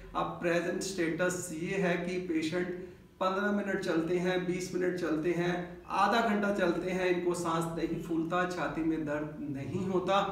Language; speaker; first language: Hindi; native; Hindi